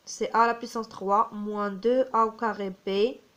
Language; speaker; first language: French; non-native, local second language; Arabic